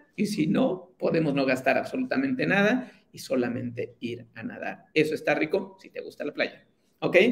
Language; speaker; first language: Spanish; native; Spanish